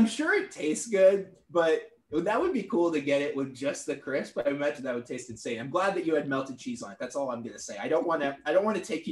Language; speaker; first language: English; native; English